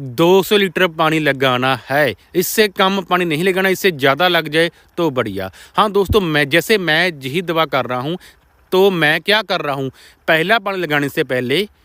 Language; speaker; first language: Hindi; non-native, local second language; Punjabi